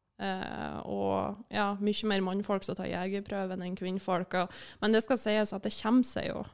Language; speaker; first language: Norwegian; native; Norwegian